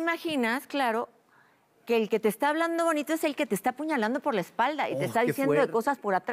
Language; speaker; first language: Spanish; native; Spanish